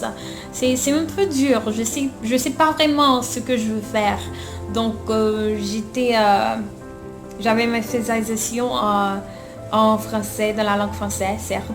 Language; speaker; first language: French; non-native, local second language; Haitian Creole